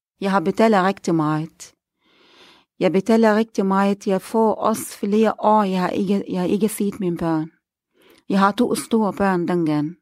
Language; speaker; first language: Danish; non-native, learner; Arabic